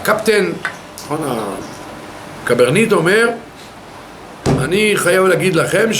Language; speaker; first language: Hebrew; non-native, fluent; French